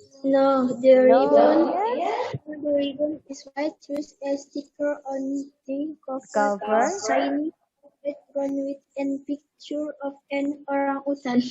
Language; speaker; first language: English; non-native, learner; Indonesian